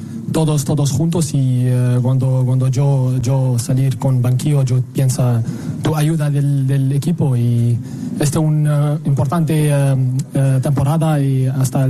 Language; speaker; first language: Spanish; non-native, learner; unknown